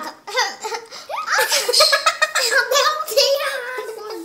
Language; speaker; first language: Portuguese; native; Portuguese